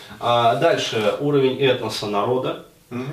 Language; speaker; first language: Russian; native; Russian